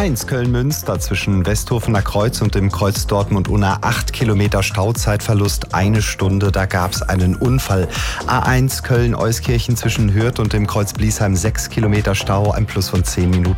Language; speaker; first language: German; native; German